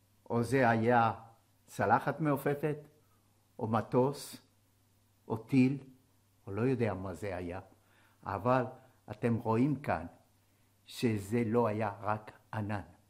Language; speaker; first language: Hebrew; non-native, fluent; French